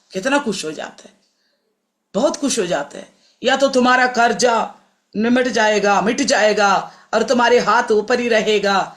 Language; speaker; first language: Hindi; non-native, local second language; Telugu